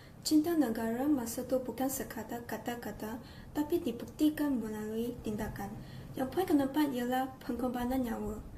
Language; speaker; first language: Malay; native; Malay